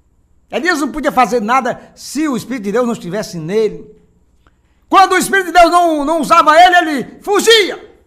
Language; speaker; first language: Portuguese; native; Portuguese